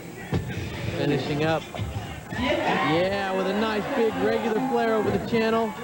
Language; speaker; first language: English; native; English